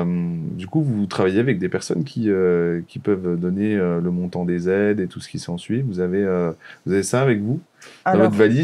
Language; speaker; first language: French; native; French